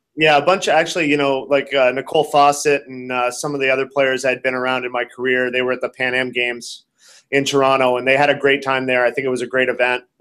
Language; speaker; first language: English; native; English